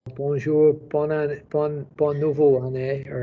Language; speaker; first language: French; non-native, learner; English